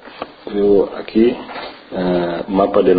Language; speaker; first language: Spanish; non-native, learner; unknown